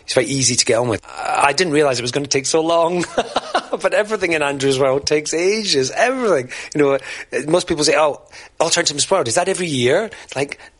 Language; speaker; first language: English; native; English